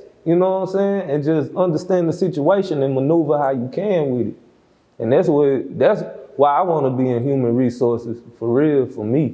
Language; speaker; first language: English; native; English